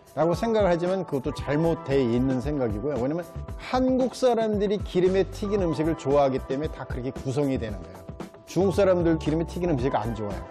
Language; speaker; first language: Korean; native; Korean